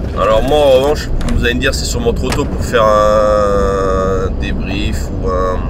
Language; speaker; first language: French; native; French